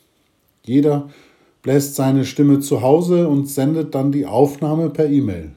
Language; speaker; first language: German; native; German